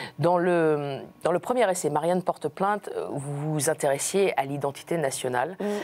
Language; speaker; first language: French; native; French